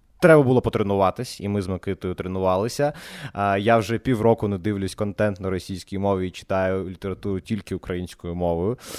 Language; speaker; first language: Ukrainian; non-native, local second language; Russian